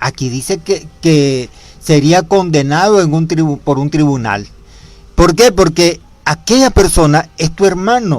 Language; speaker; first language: Spanish; native; Spanish